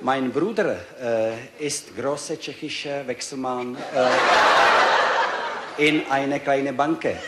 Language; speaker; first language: German; non-native, learner; Czech